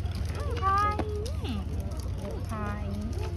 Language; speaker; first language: Japanese; native; Japanese